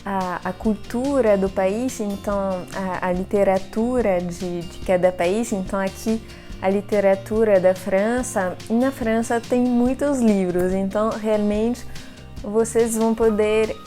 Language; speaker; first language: Portuguese; non-native, fluent; French